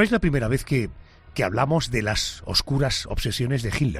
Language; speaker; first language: Spanish; native; Spanish